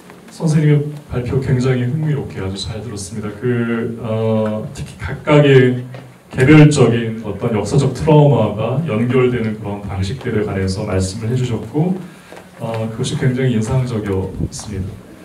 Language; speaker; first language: Korean; native; Korean